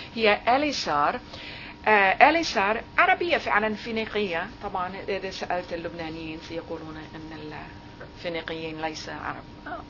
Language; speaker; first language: Arabic; non-native, fluent; English